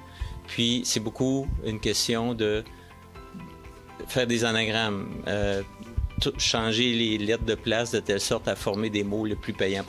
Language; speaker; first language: French; native; French